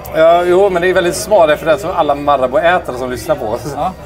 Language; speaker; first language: Swedish; native; Swedish